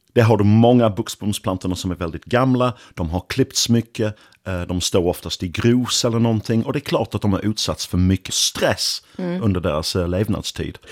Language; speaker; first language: Swedish; non-native, fluent; English